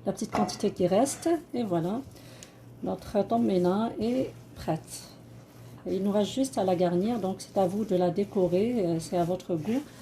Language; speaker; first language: French; non-native, local second language; Arabic